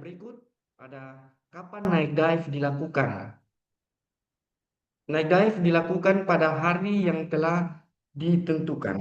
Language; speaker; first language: Indonesian; native; Indonesian